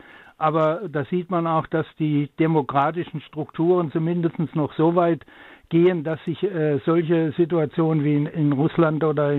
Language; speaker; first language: German; native; German